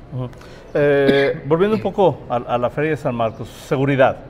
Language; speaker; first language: Spanish; native; Spanish